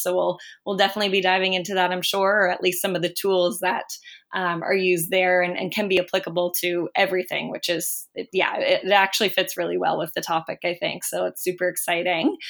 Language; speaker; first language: English; native; English